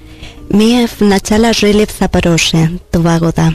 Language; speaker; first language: Russian; non-native, learner; Spanish